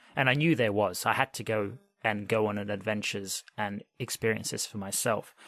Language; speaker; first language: English; native; English